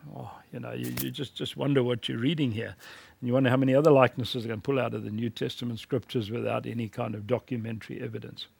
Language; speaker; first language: English; native; English